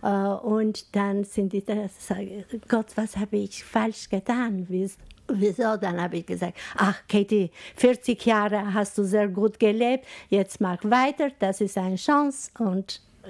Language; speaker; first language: German; non-native, fluent; Albanian